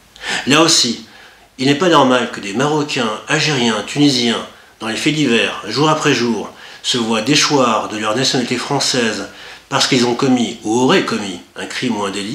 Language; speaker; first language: French; native; French